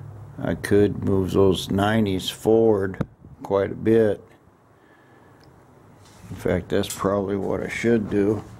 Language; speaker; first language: English; native; English